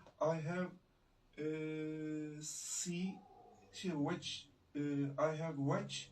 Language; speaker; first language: English; non-native, learner; Turkish